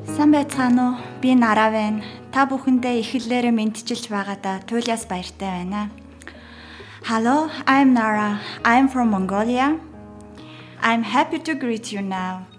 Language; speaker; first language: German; non-native, learner; Mongolian